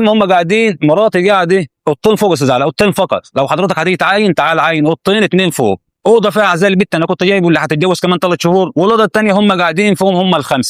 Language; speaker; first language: Arabic; native; Arabic